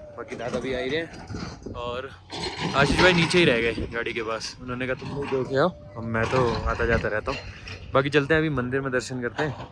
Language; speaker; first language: Hindi; native; Hindi